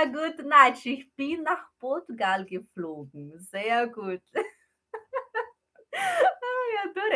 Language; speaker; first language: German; non-native, fluent; Portuguese